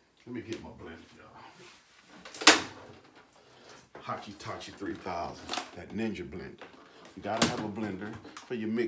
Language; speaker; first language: English; native; English